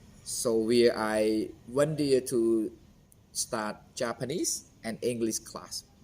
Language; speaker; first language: English; non-native, fluent; Khmer